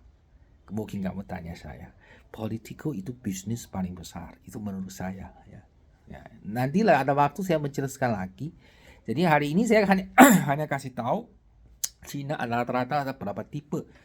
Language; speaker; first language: Indonesian; non-native, fluent; Chinese